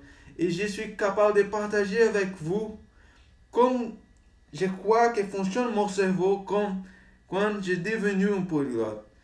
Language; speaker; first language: French; non-native, learner; Portuguese